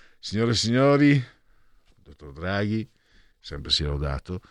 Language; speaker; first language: Italian; native; Italian